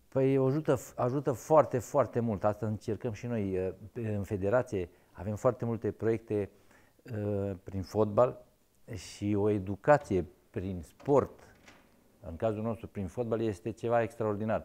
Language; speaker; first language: Romanian; non-native, local second language; Serbian